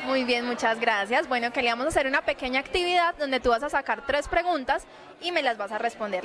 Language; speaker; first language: Spanish; native; Spanish